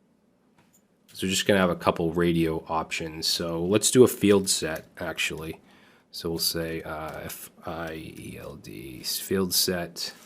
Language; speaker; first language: English; native; English